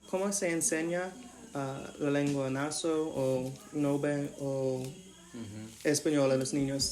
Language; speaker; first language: Spanish; non-native, fluent; English